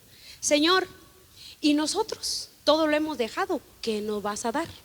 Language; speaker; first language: Spanish; native; Spanish